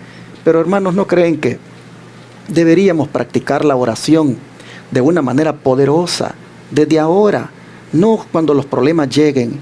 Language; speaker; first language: Spanish; native; Spanish